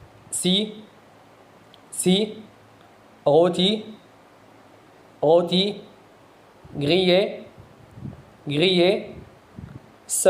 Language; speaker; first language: French; non-native, fluent; Arabic